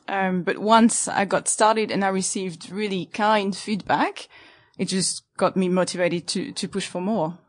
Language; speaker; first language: English; non-native, fluent; French